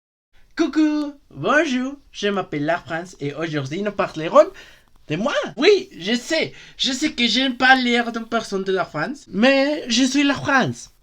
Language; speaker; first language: French; non-native, learner; Spanish